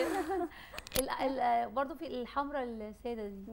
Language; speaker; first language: Arabic; native; Arabic